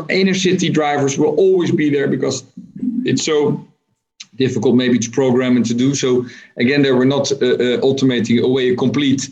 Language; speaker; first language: English; non-native, fluent; Dutch